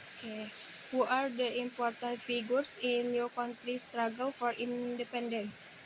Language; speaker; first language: English; non-native, learner; Indonesian